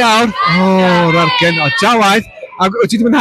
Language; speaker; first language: Welsh; native; Welsh